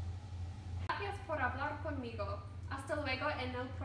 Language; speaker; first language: Spanish; non-native, learner; English